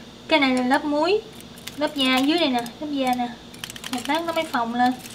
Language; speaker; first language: Vietnamese; native; Vietnamese